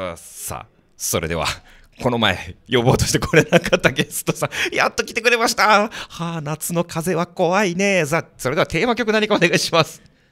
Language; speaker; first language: Japanese; native; Japanese